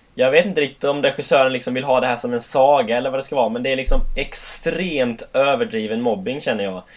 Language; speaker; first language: Swedish; native; Swedish